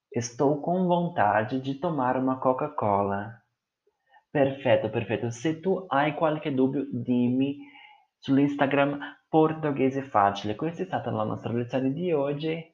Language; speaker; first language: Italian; non-native, fluent; Portuguese